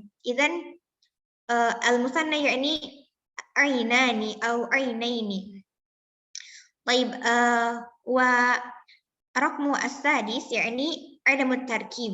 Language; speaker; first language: Arabic; non-native, learner; Indonesian